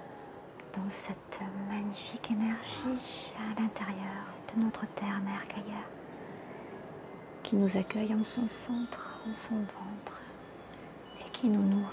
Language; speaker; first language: French; native; French